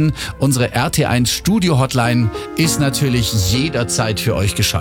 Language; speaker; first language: German; native; German